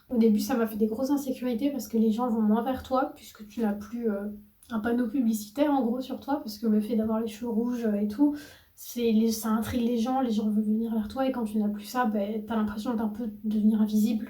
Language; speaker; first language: French; native; French